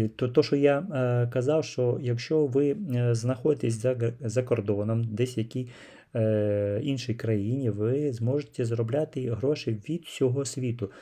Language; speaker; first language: Ukrainian; non-native, local second language; Russian